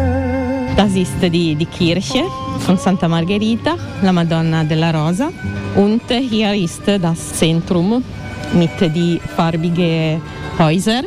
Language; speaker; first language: German; non-native, learner; Italian